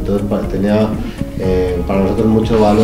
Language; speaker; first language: Spanish; native; Spanish